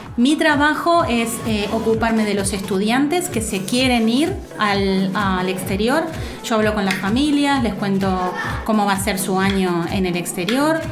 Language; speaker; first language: Spanish; native; Spanish